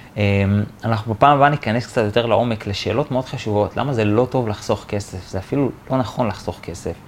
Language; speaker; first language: Hebrew; native; Hebrew